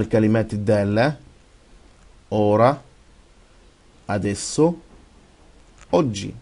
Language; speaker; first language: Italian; non-native, fluent; Arabic